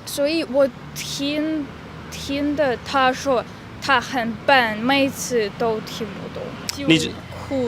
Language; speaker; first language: Chinese; non-native, learner; Russian